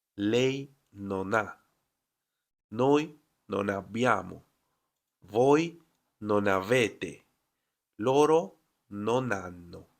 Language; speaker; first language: Italian; non-native, fluent; Spanish